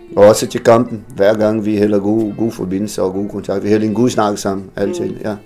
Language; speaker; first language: Danish; non-native, fluent; Portuguese